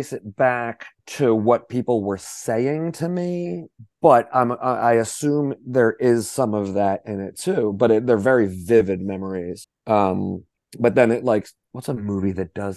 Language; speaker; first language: English; native; English